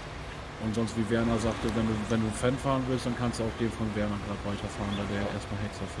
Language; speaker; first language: German; native; German